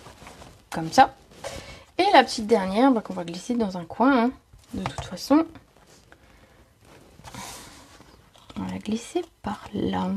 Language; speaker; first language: French; native; French